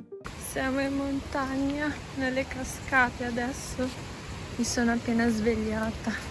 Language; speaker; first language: Italian; early bilingual, other home language; Filipino